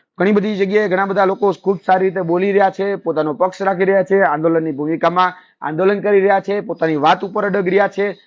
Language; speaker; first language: Gujarati; native; Gujarati